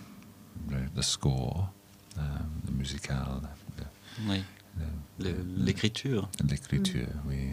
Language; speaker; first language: French; non-native, learner; English